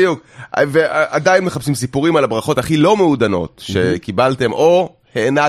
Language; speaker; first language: Hebrew; native; Hebrew